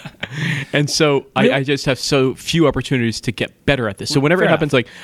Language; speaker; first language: English; native; English